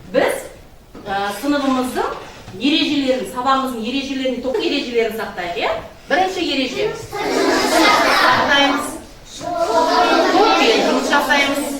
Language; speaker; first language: Kazakh; native; Kazakh